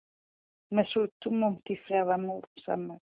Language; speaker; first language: French; non-native, learner; Portuguese